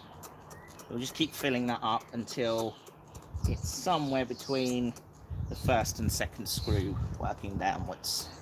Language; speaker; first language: English; native; English